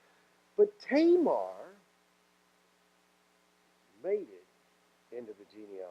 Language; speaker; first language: English; native; English